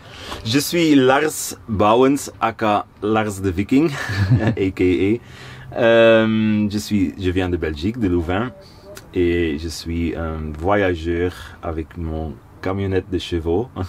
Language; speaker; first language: French; non-native, local second language; Dutch